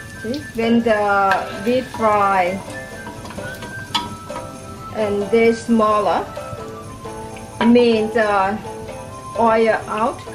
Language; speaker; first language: English; non-native, learner; Thai